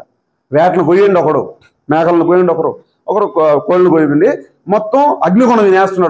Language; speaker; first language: Telugu; native; Telugu